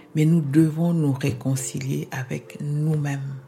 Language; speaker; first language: French; non-native, local second language; Lingala